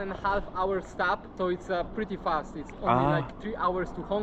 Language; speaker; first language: English; non-native, fluent; Polish